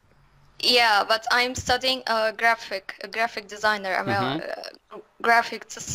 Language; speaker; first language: English; non-native, fluent; Arabic